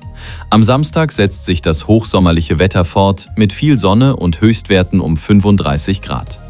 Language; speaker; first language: German; native; German